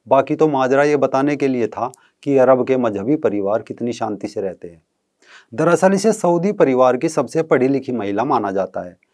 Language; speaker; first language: Hindi; native; Hindi